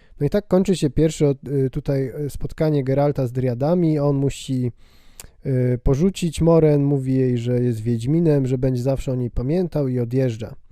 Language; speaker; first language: Polish; native; Polish